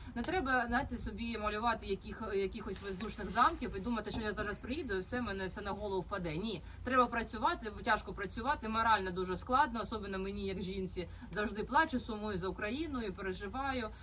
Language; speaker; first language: Ukrainian; native; Ukrainian